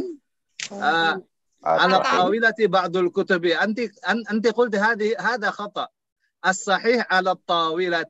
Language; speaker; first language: Arabic; non-native, fluent; Indonesian